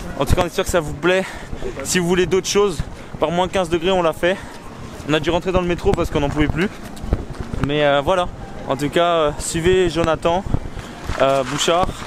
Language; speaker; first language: French; native; French